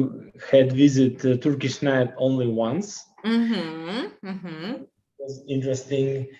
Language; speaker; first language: English; non-native, learner; Russian